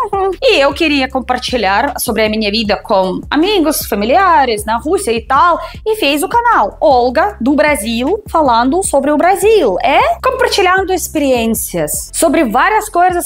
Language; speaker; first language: Portuguese; non-native, fluent; Russian